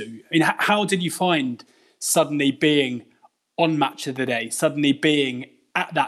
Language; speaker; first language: English; native; English